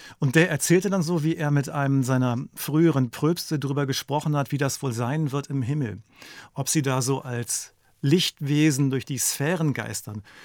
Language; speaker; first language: German; native; German